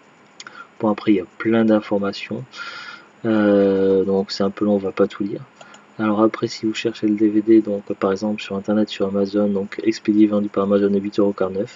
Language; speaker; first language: French; native; French